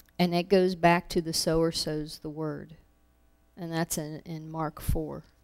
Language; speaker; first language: English; native; English